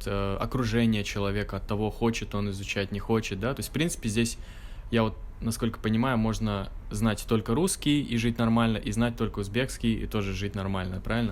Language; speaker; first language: Russian; native; Russian